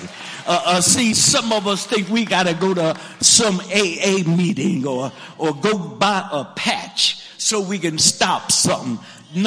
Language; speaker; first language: English; native; English